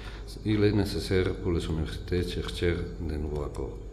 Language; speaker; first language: French; non-native, fluent; Spanish